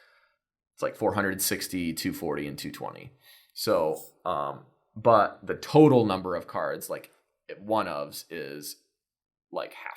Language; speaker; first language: English; native; English